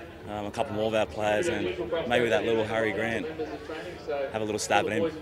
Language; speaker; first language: English; native; English